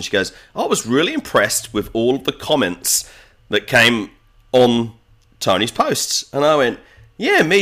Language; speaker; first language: English; native; English